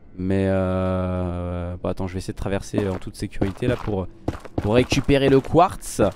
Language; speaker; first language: French; native; French